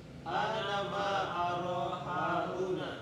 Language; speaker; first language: Arabic; non-native, learner; Indonesian